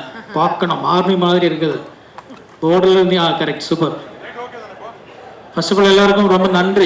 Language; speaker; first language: Tamil; non-native, learner; Malayalam